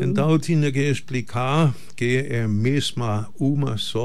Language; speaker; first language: Portuguese; non-native, fluent; German